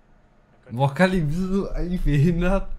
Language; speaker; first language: German; native; German